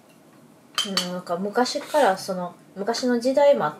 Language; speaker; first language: Japanese; native; Japanese